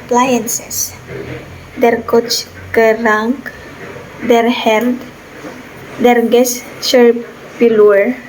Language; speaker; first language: German; non-native, learner; Bikol